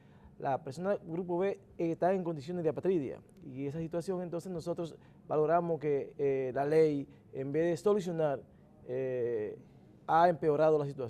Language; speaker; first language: Spanish; native; Spanish